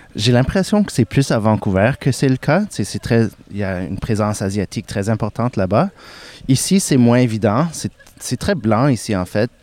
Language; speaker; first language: French; non-native, local second language; English